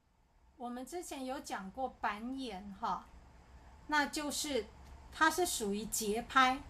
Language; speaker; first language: Chinese; native; Chinese